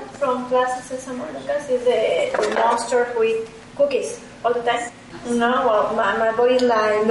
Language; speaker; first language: English; non-native, learner; Spanish